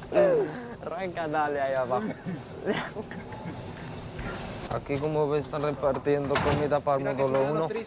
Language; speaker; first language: Spanish; early bilingual, other home language; Arabic